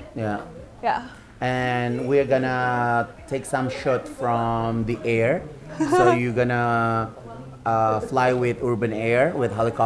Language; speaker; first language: English; non-native, learner; Indonesian